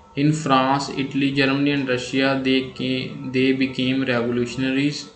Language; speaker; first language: English; non-native, local second language; Punjabi